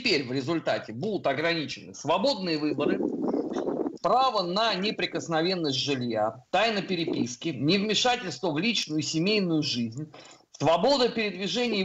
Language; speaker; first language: Russian; native; Russian